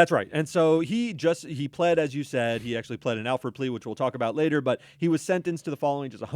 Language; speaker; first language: English; native; English